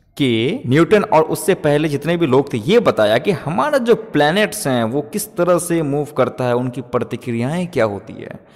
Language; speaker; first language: Hindi; native; Hindi